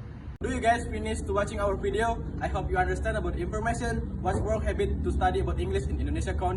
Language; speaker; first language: English; non-native, learner; Indonesian